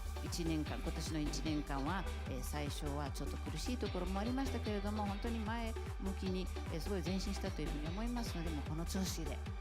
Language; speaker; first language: Japanese; native; Japanese